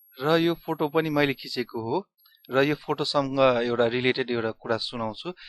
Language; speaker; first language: Nepali; non-native, local second language; Newari